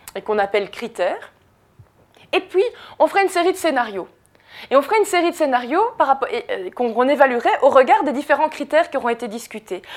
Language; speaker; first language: French; native; French